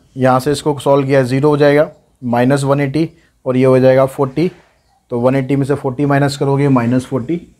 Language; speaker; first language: Hindi; native; Hindi